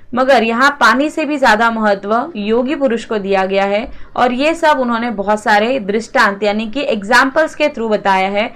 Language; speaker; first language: Hindi; non-native, local second language; Marathi